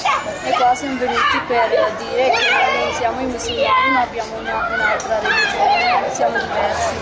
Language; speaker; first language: Italian; non-native, fluent; Punjabi